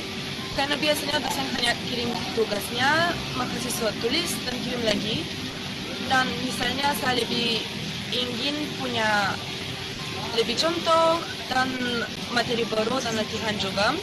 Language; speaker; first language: Indonesian; non-native, learner; Bulgarian